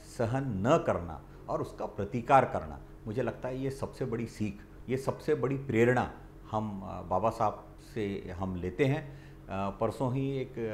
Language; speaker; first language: Hindi; non-native, local second language; Marathi